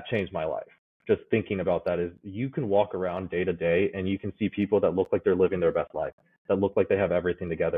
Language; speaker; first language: English; native; English